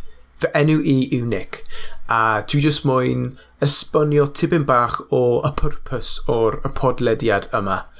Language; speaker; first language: Welsh; non-native, learner; English